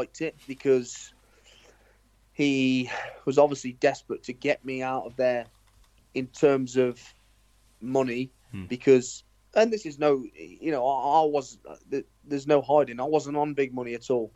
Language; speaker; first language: English; native; English